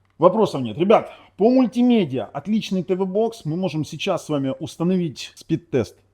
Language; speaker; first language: Russian; non-native, local second language; Ukrainian